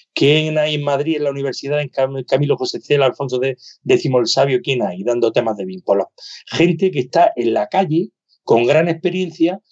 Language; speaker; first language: Spanish; native; Spanish